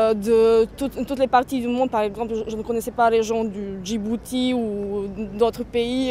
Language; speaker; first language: French; non-native, fluent; Serbian